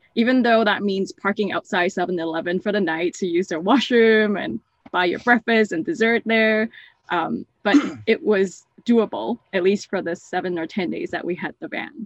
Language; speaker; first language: English; non-native, local second language; Cantonese